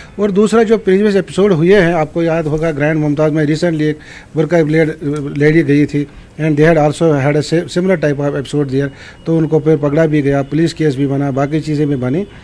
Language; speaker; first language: Urdu; non-native, local second language; Kashmiri